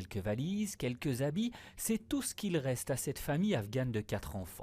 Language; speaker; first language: French; native; French